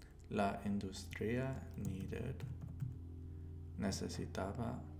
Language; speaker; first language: Spanish; non-native, learner; English